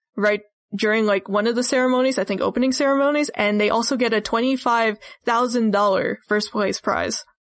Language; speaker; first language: English; native; English